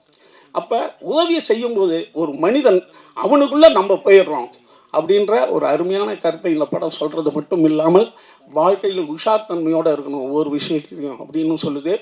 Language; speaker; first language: Tamil; native; Tamil